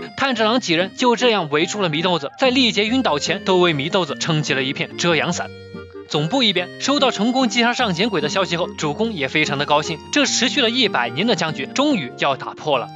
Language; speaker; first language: Chinese; native; Chinese